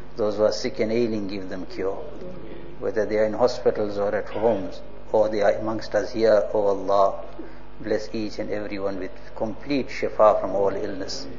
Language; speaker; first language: English; native; English